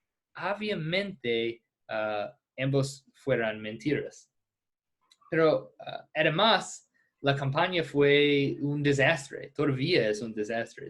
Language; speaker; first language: Spanish; non-native, fluent; English